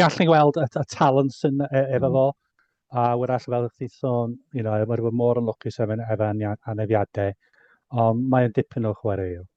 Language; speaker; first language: Welsh; non-native, fluent; English